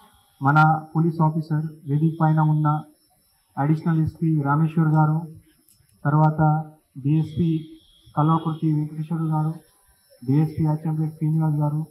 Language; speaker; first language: Telugu; non-native, fluent; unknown